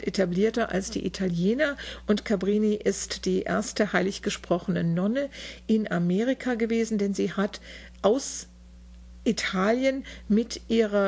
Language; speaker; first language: German; native; German